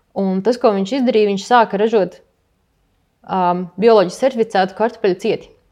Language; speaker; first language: Latvian; native; Latvian